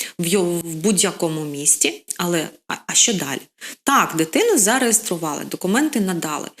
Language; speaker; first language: Ukrainian; non-native, local second language; Russian